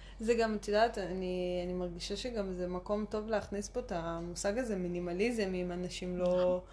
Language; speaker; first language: Hebrew; early bilingual, other home language; Russian